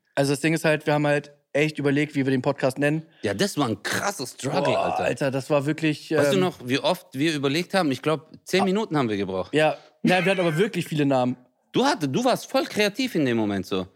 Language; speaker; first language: German; native; German